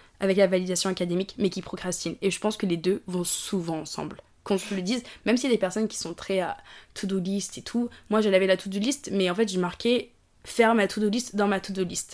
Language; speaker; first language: French; native; French